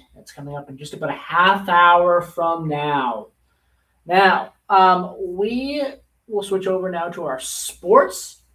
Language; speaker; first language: English; native; English